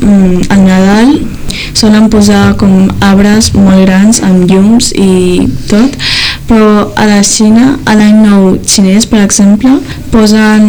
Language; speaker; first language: Catalan; early bilingual, other home language; Chinese